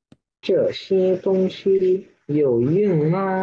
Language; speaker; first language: Chinese; non-native, learner; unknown